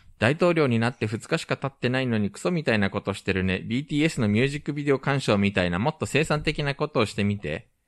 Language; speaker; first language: Japanese; native; Japanese